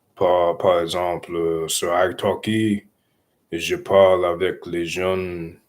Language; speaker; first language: French; non-native, learner; English